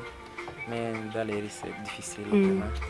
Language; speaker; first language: French; non-native, local second language; Kinyarwanda